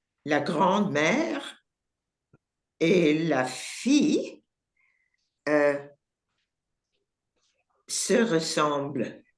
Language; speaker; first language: French; non-native, learner; English